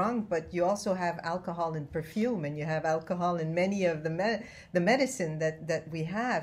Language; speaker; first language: English; non-native, fluent; French